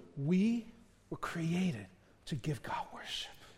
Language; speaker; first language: English; native; English